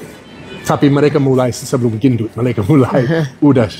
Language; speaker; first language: Indonesian; non-native, fluent; English